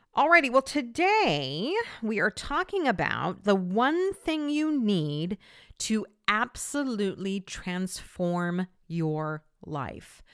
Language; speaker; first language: English; native; English